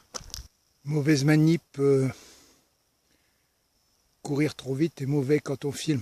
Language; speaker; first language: French; native; French